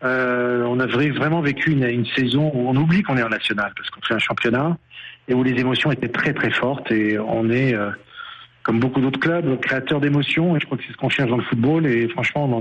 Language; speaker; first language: French; native; French